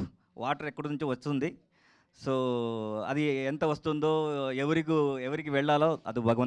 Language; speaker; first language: Telugu; non-native, learner; Kannada